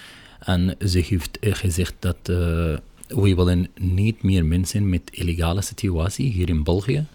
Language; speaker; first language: Dutch; non-native, learner; Arabic